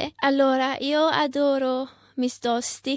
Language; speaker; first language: Italian; non-native, learner; Persian